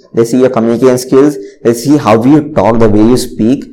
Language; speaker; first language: English; non-native, local second language; Telugu